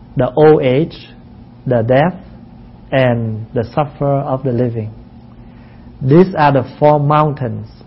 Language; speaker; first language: English; non-native, fluent; Vietnamese